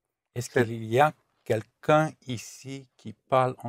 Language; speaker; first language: French; non-native, learner; English